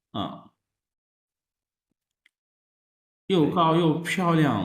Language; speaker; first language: Chinese; non-native, fluent; Urdu